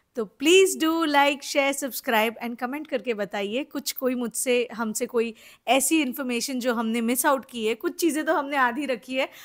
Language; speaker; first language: Hindi; native; Hindi